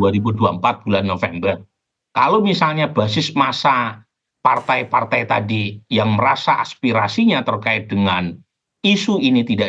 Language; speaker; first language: Indonesian; native; Indonesian